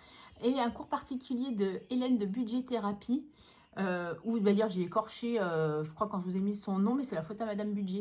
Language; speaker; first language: French; native; French